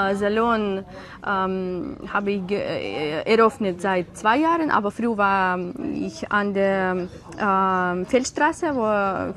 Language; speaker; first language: German; non-native, learner; Ukrainian